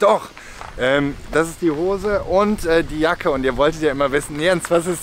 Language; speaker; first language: German; native; German